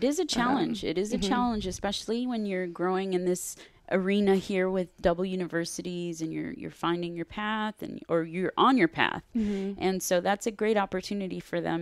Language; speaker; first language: English; native; English